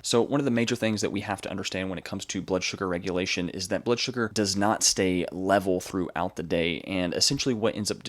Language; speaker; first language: English; native; English